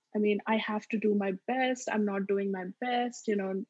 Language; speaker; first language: English; non-native, local second language; Marathi